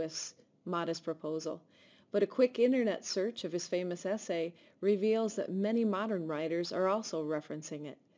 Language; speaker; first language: English; native; English